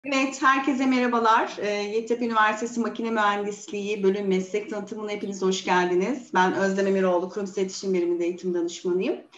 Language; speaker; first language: Turkish; native; Turkish